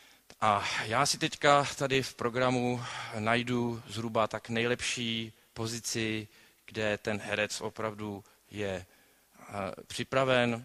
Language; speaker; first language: Czech; native; Czech